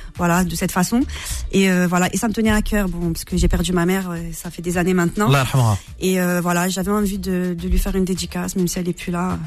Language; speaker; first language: French; native; French